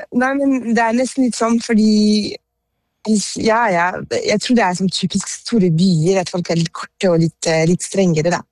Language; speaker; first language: Norwegian; non-native, fluent; French